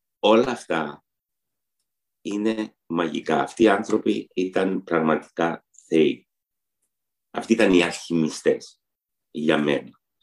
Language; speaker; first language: Greek; early bilingual, heritage; Greek